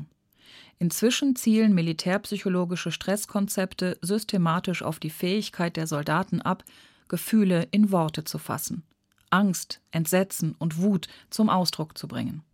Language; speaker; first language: German; native; German